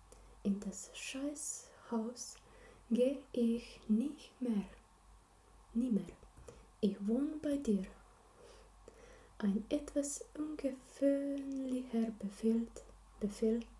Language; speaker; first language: German; non-native, learner; Slovenian